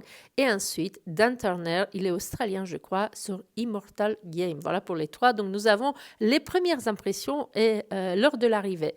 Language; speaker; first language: French; native; French